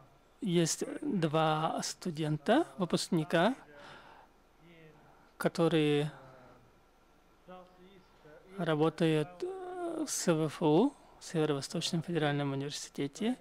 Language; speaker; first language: Russian; non-native, fluent; Chinese